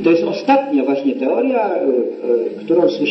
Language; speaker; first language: Polish; native; Polish